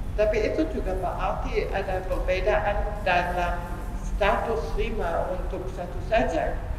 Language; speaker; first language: Indonesian; non-native, fluent; German